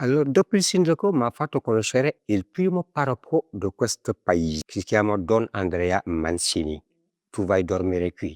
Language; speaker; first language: Italian; non-native, learner; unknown